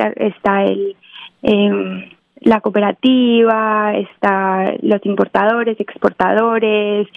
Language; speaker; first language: Spanish; native; Spanish